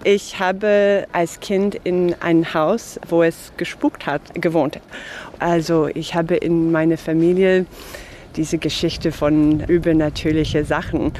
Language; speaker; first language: German; non-native, fluent; English